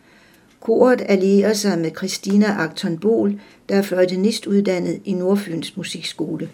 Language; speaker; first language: Danish; native; Danish